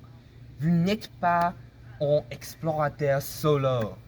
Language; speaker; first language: French; non-native, learner; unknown